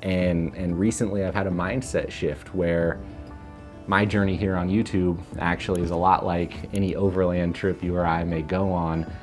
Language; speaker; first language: English; native; English